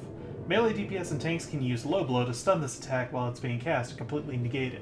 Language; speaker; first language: English; native; English